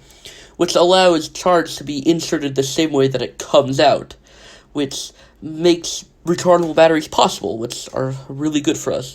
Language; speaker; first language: English; native; English